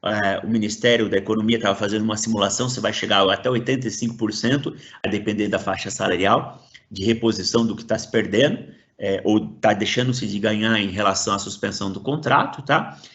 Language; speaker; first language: Portuguese; native; Portuguese